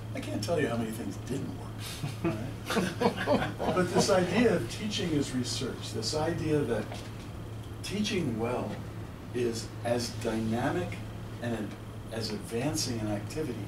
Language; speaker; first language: English; native; English